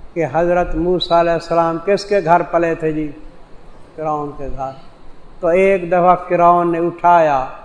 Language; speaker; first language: Urdu; non-native, local second language; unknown